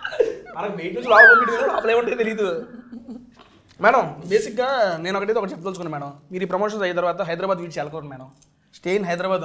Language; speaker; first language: Telugu; native; Telugu